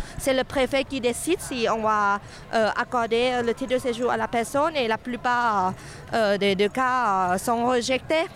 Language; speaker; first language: French; non-native, fluent; Thai